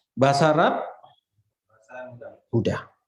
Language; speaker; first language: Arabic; non-native, fluent; Indonesian